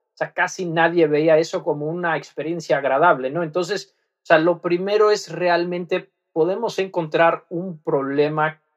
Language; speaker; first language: Spanish; non-native, fluent; Dutch